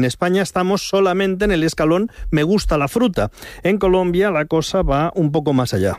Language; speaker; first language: Spanish; native; Spanish